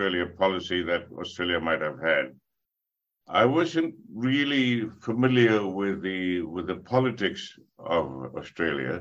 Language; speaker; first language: English; non-native, local second language; Tamil